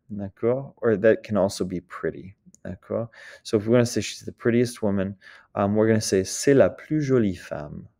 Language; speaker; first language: English; native; English